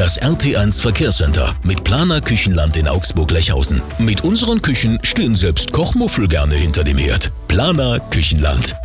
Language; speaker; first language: German; native; German